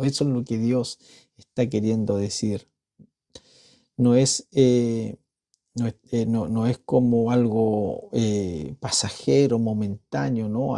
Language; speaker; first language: Spanish; native; Spanish